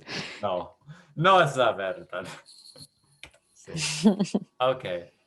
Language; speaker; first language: Spanish; non-native, learner; English